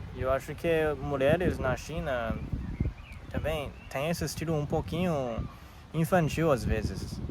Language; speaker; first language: Portuguese; non-native, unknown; Chinese